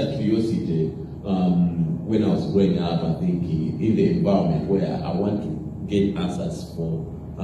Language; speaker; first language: English; non-native, local second language; Nyanja